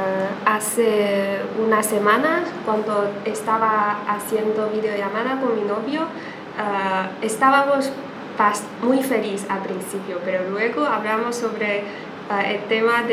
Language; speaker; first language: Spanish; non-native, fluent; Chinese